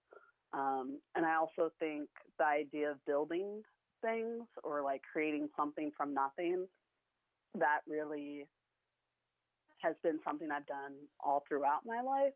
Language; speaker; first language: English; native; English